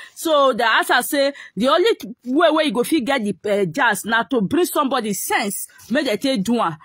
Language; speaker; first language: Nigerian Pidgin; non-native, local second language; Igbo